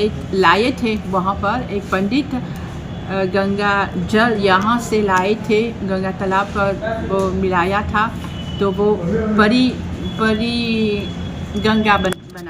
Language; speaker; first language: Hindi; non-native, fluent; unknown